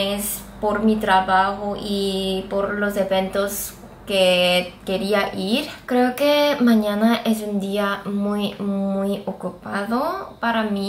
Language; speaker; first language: Spanish; non-native, fluent; Korean